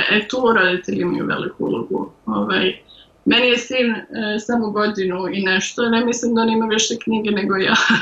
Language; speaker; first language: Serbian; early bilingual, heritage; Serbian